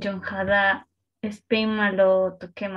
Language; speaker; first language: Korean; non-native, learner; Spanish